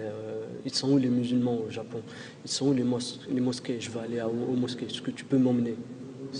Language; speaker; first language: French; non-native, local second language; Arabic